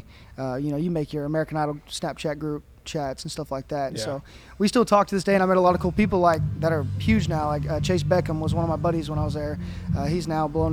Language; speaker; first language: English; native; English